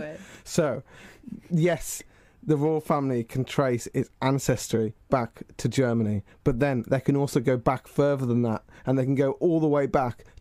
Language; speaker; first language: English; native; English